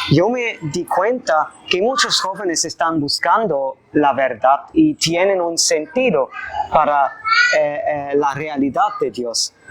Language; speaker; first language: Spanish; non-native, fluent; German